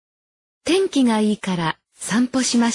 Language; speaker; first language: Japanese; native; Japanese